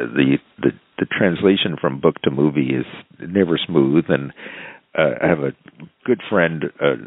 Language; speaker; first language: English; native; English